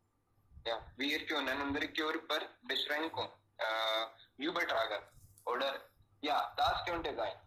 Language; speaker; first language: German; non-native, learner; Hindi